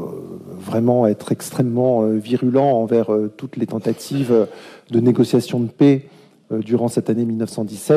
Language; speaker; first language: French; native; French